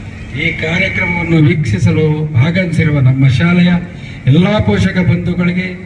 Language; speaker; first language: Kannada; native; Kannada